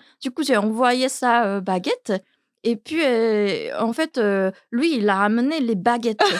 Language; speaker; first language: French; non-native, learner; Korean